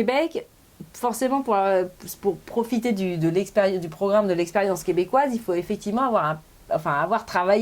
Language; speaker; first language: French; native; French